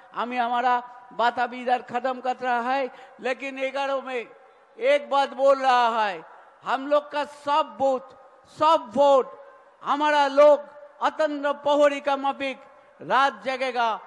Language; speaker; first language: Hindi; non-native, local second language; Bangla